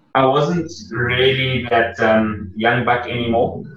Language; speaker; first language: English; native; English